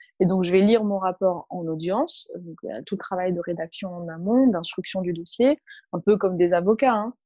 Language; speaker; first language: French; early bilingual, other home language; Arabic